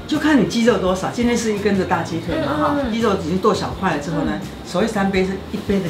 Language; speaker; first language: Chinese; native; Chinese